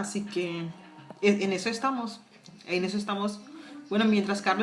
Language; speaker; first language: Spanish; non-native, fluent; Papiamento